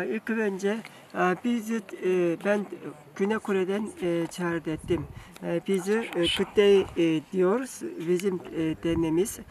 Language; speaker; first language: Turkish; non-native, learner; Korean